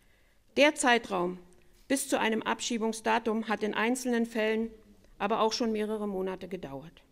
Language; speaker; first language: German; native; German